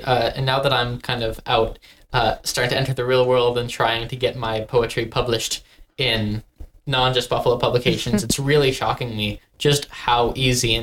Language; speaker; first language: English; native; English